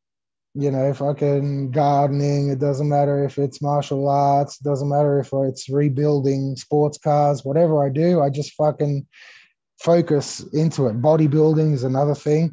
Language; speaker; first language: English; early bilingual, other home language; Greek